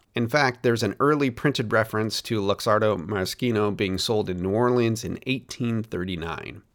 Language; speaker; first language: English; native; English